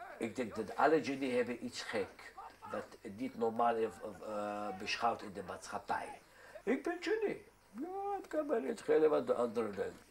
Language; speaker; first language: Dutch; non-native, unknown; Arabic